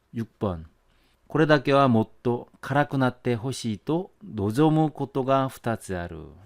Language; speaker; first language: Japanese; non-native, fluent; Korean